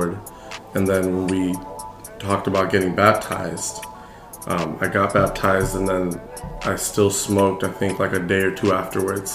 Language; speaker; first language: English; native; English